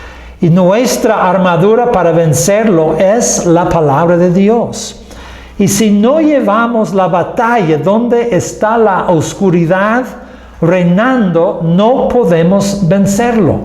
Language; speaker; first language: Spanish; non-native, fluent; English